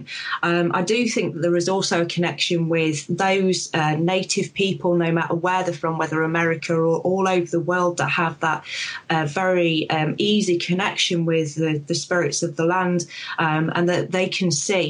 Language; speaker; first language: English; native; English